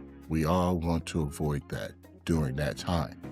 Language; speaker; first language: English; native; English